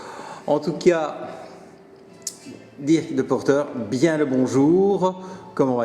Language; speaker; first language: French; native; French